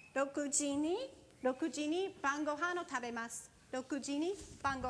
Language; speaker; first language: Japanese; non-native, fluent; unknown